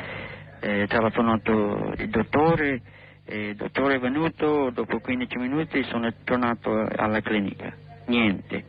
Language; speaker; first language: Italian; non-native, learner; English